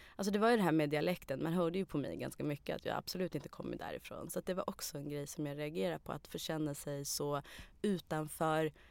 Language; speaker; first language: Swedish; early bilingual, other home language; Arabic